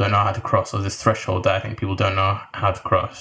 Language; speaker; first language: English; native; English